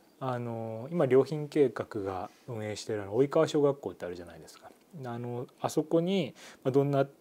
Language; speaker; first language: Japanese; native; Japanese